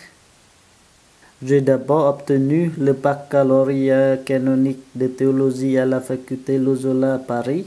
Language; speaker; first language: French; non-native, fluent; Vietnamese